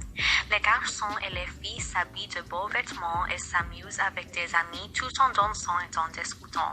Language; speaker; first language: French; non-native, learner; English